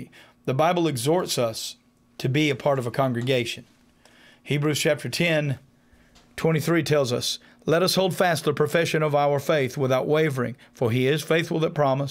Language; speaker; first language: English; native; English